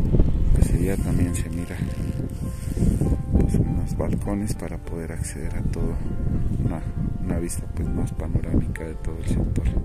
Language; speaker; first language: Spanish; native; Spanish